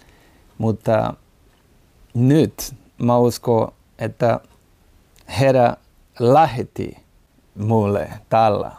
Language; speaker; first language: Finnish; non-native, learner; Portuguese